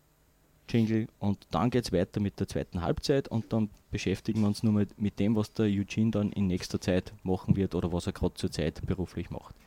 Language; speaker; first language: German; native; German